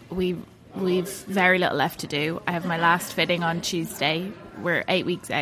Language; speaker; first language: English; native; English